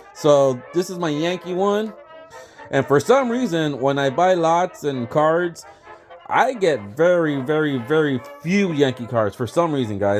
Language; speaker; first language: English; native; English